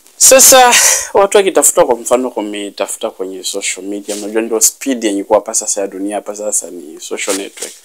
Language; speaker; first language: Swahili; native; Swahili